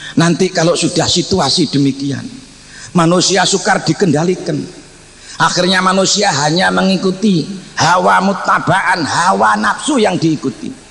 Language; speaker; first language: Indonesian; non-native, local second language; Javanese